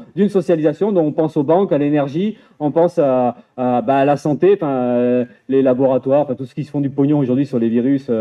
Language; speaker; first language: French; native; French